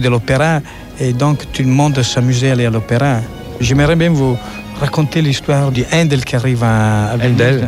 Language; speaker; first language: French; non-native, fluent; Italian